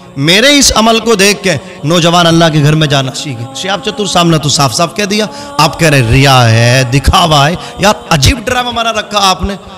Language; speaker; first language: Hindi; native; Hindi